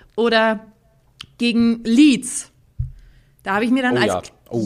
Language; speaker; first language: German; native; German